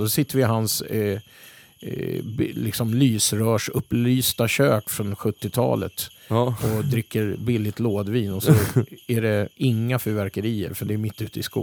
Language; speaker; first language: Swedish; native; Swedish